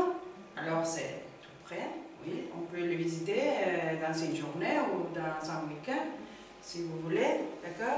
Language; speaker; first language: French; non-native, learner; Spanish